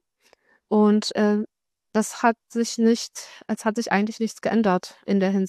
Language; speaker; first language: German; non-native, fluent; Polish